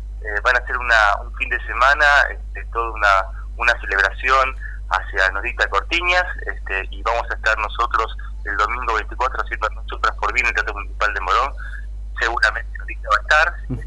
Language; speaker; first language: Spanish; native; Spanish